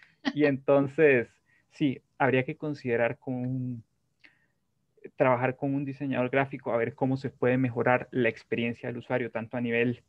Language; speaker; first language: Spanish; native; Spanish